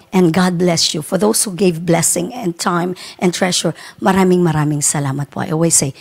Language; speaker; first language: English; non-native, local second language; Filipino